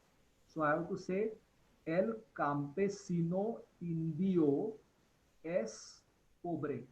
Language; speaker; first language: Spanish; non-native, fluent; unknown